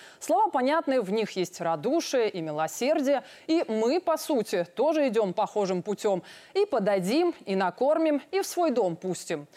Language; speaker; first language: Russian; native; Russian